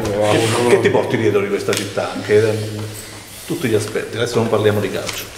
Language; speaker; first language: Italian; native; Italian